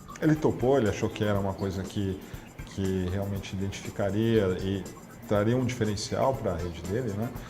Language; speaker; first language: Portuguese; native; Portuguese